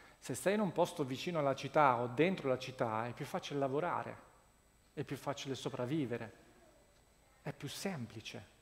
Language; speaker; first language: Italian; non-native, fluent; Russian